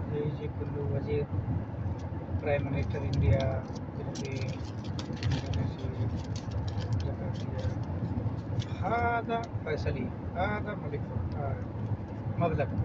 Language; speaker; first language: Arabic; non-native, learner; Hindi